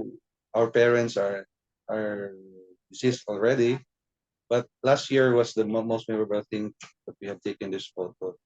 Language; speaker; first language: English; non-native, learner; Cebuano